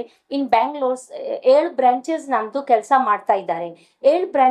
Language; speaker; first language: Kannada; non-native, local second language; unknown